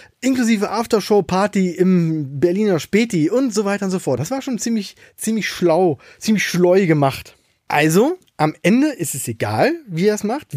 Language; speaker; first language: German; native; German